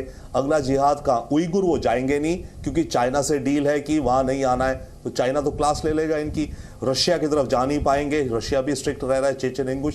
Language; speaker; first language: Hindi; native; Hindi